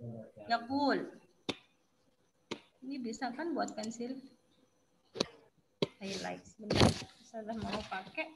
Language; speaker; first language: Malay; non-native, local second language; Javanese